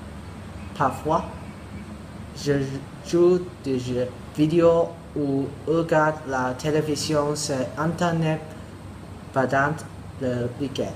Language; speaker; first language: French; non-native, learner; Cantonese